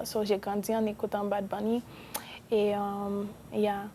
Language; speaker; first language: French; non-native, local second language; Spanish